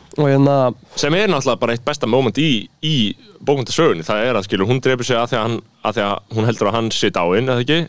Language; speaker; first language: Icelandic; native; Icelandic